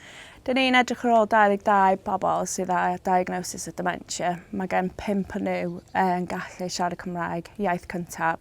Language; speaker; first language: Welsh; non-native, learner; English